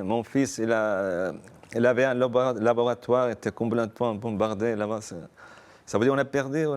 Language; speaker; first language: French; non-native, fluent; Arabic